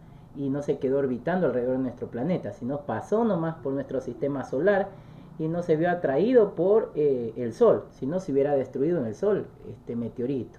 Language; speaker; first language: Spanish; native; Spanish